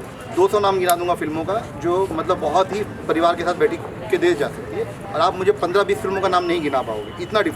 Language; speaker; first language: Hindi; native; Hindi